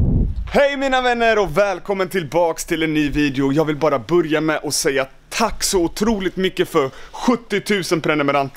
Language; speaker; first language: Swedish; native; Swedish